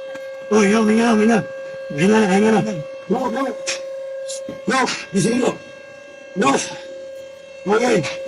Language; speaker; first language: Filipino; non-native, local second language; Cebuano